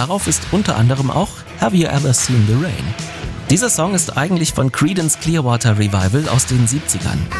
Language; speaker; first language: German; native; German